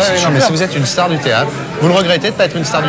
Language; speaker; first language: French; native; French